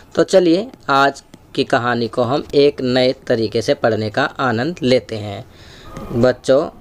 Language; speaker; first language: Hindi; native; Hindi